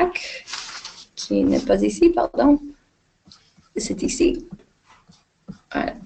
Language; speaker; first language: French; non-native, fluent; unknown